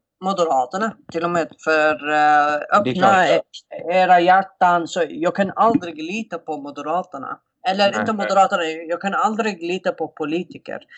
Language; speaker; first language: Swedish; non-native, fluent; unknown